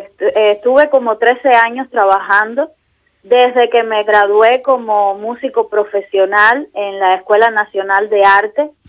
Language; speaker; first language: Spanish; native; Spanish